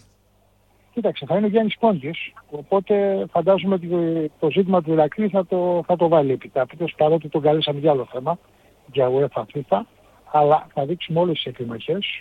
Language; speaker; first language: Greek; native; Greek